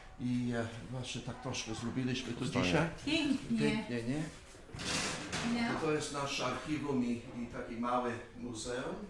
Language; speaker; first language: Polish; early bilingual, heritage; Polish